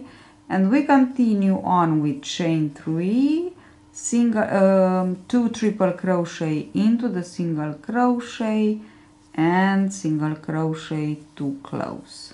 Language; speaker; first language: English; non-native, fluent; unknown